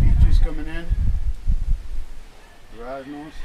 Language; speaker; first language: Spanish; non-native, learner; English